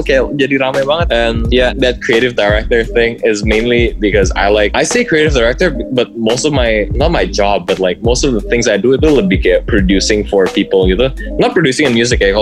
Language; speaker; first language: English; early bilingual, heritage; English